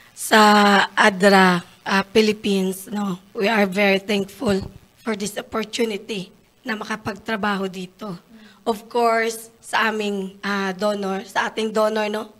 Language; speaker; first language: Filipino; non-native, local second language; Hiligaynon